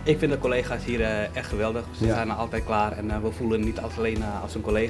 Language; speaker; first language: Dutch; non-native, fluent; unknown